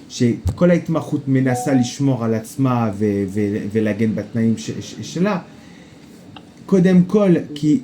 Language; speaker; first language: Hebrew; non-native, fluent; French